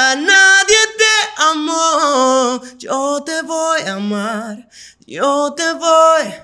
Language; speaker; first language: Spanish; native; Spanish